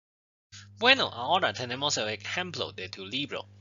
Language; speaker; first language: Spanish; non-native, fluent; Chinese